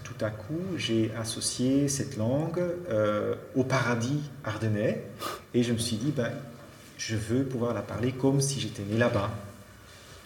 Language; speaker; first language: French; non-native, fluent; Dutch